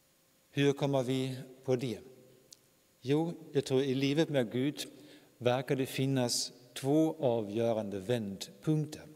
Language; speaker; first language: Swedish; non-native, fluent; German